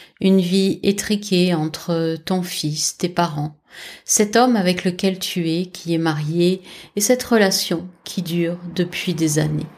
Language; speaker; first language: French; native; French